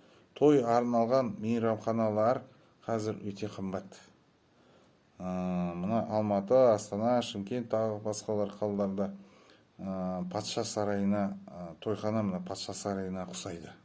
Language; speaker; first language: Kazakh; non-native, local second language; Russian